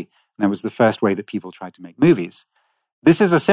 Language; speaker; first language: English; native; English